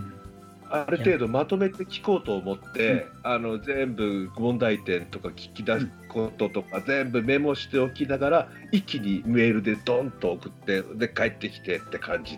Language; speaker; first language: Japanese; native; Japanese